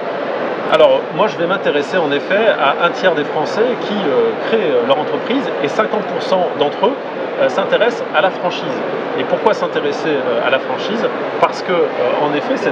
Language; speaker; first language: French; native; French